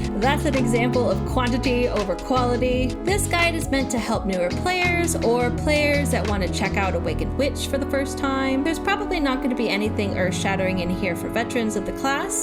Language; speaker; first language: English; native; English